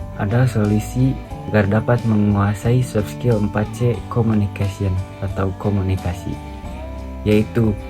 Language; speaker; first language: Indonesian; non-native, local second language; Sundanese